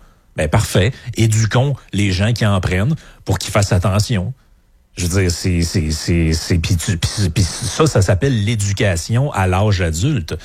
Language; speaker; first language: French; native; French